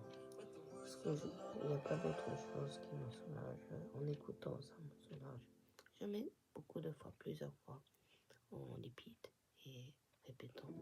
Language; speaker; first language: French; non-native, learner; Japanese